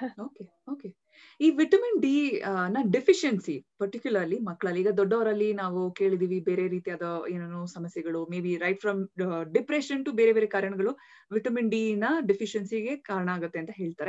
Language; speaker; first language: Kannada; native; Kannada